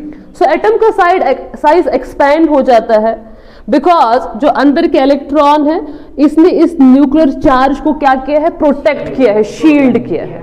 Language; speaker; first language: Hindi; non-native, local second language; Kashmiri